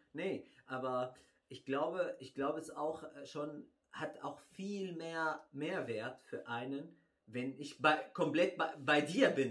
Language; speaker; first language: German; non-native, fluent; Arabic